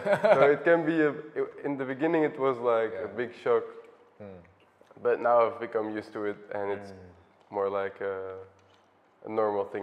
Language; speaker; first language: English; non-native, fluent; Dutch